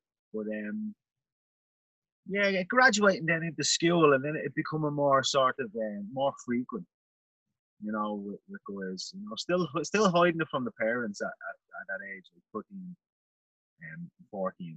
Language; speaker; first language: English; native; English